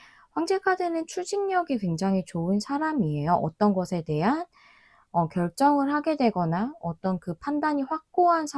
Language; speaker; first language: Korean; native; Korean